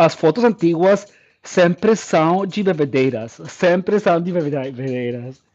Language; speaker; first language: Portuguese; non-native, learner; English